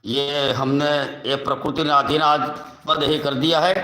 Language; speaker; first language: Hindi; non-native, local second language; Gujarati